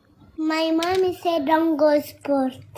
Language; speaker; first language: English; non-native, learner; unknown